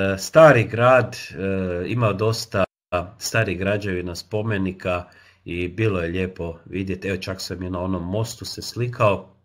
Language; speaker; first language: Croatian; native; Croatian